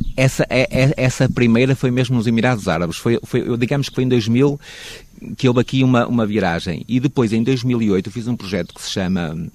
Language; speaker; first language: Portuguese; native; Portuguese